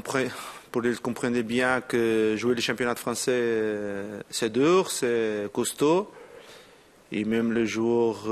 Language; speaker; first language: French; non-native, fluent; Portuguese